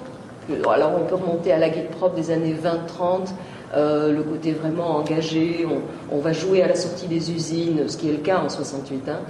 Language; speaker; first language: French; native; French